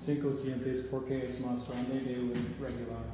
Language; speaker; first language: Spanish; non-native, learner; English